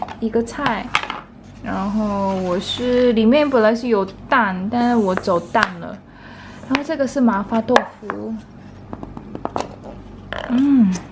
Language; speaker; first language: Chinese; non-native, fluent; Korean